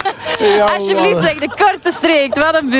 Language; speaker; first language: Dutch; native; Dutch